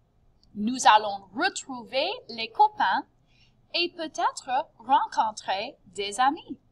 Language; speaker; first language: French; non-native, fluent; English